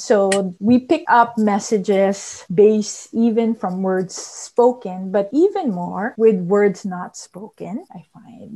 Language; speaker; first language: English; non-native, local second language; Filipino